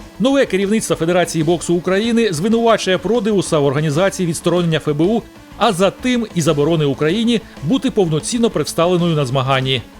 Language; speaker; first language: Ukrainian; native; Ukrainian